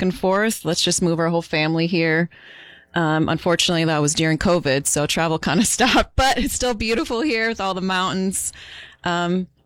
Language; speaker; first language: English; native; English